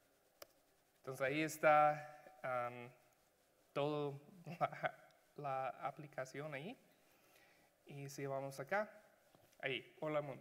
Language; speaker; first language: Spanish; non-native, learner; English